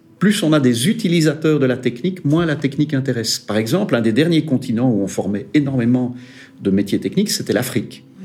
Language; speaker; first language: French; native; French